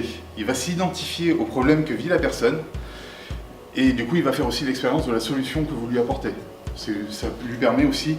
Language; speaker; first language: French; native; French